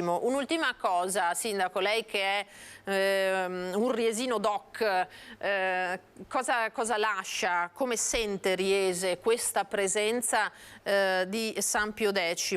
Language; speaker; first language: Italian; native; Italian